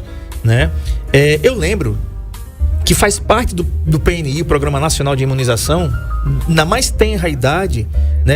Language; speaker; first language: Portuguese; native; Portuguese